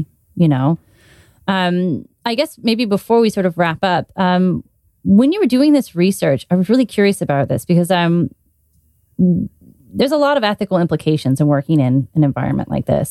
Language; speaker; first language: English; native; English